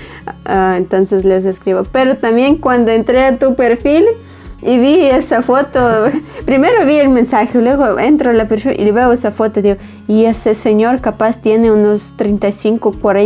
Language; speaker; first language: Spanish; non-native, fluent; Ukrainian